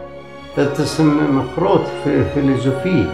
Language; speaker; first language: Dutch; non-native, fluent; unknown